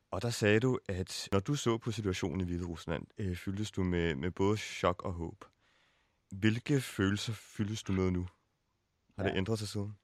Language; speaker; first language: Danish; native; Danish